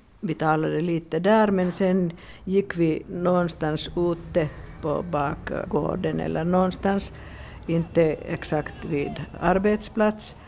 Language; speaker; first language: Swedish; non-native, local second language; Finnish